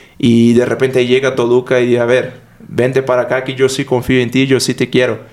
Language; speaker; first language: Spanish; non-native, fluent; Portuguese